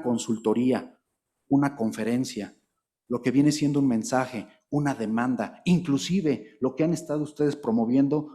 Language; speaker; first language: Spanish; native; Spanish